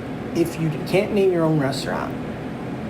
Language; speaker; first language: English; native; English